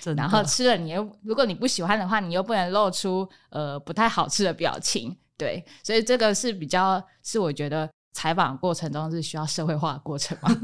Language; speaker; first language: Chinese; native; Chinese